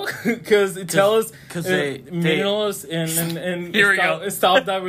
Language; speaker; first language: English; non-native, fluent; Spanish